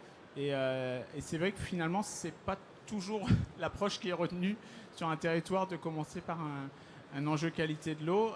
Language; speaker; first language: French; native; French